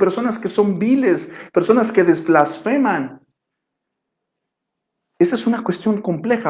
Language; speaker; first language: Spanish; native; Spanish